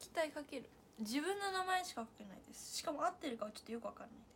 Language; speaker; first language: Japanese; native; Japanese